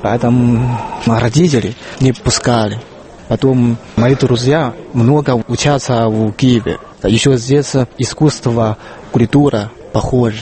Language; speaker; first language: Russian; non-native, learner; Chinese